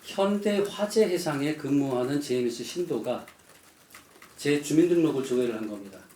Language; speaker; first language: Korean; native; Korean